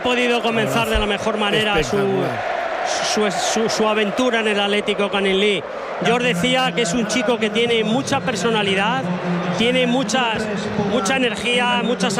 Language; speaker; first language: Spanish; native; Spanish